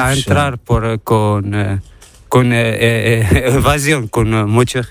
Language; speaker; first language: Spanish; non-native, learner; Arabic